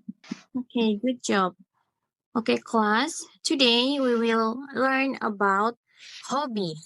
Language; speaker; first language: English; non-native, fluent; Indonesian